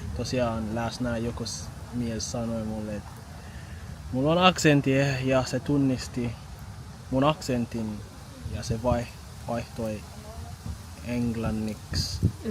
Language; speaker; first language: Finnish; non-native, fluent; English